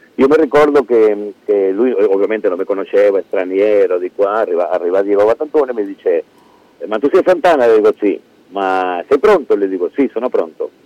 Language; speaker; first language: Italian; non-native, fluent; Spanish